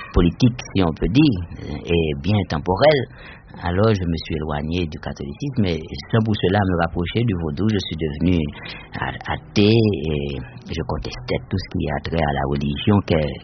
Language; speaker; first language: French; non-native, local second language; Haitian Creole